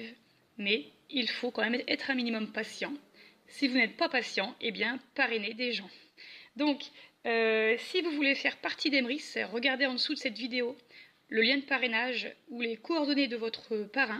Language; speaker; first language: French; native; French